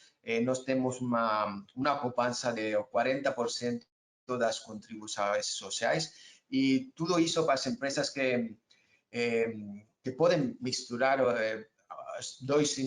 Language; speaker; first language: Portuguese; non-native, learner; Spanish